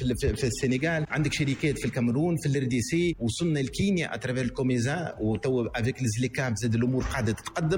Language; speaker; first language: Arabic; native; Arabic